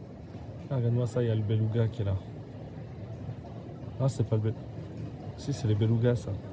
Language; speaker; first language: French; native; French